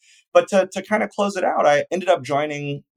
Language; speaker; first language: English; native; English